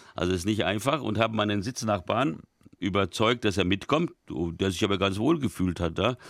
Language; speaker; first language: German; early bilingual, other home language; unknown